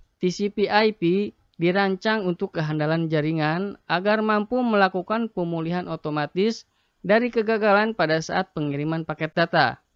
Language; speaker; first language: Indonesian; native; Indonesian